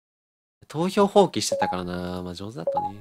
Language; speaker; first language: Japanese; native; Japanese